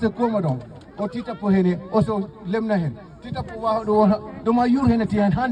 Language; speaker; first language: Swedish; non-native, fluent; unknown